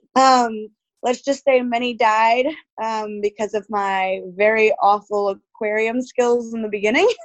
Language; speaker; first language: English; early bilingual, other home language; Spanish